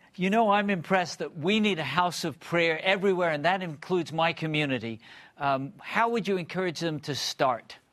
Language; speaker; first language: English; native; English